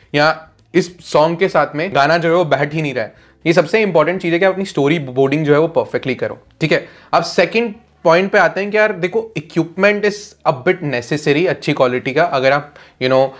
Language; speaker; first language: Hindi; native; Hindi